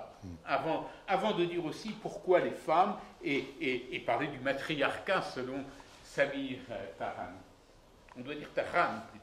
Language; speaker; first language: French; native; French